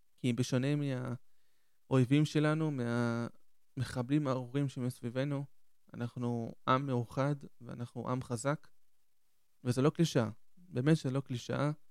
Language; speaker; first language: Hebrew; early bilingual, other home language; Spanish